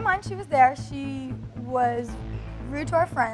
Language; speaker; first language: English; native; English